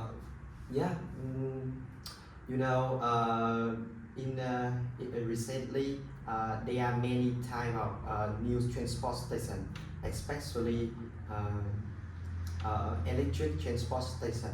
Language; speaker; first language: English; non-native, learner; Vietnamese